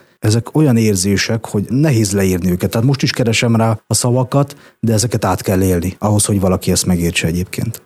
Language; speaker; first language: Hungarian; native; Hungarian